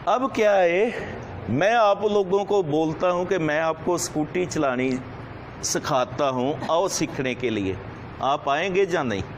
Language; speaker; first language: Hindi; non-native, local second language; Punjabi